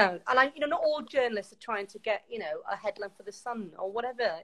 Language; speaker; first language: English; native; English